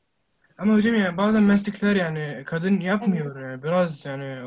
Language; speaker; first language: Turkish; non-native, learner; Arabic